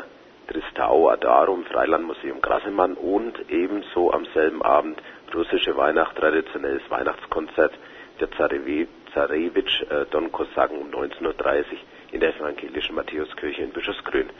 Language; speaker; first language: German; native; German